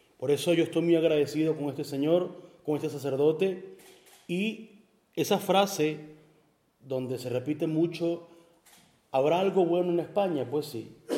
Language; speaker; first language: Spanish; native; Spanish